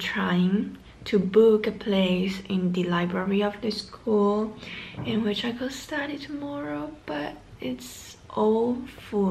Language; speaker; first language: English; non-native, fluent; Chinese